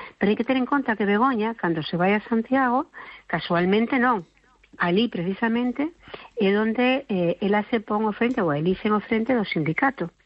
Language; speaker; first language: Galician; non-native, local second language; Spanish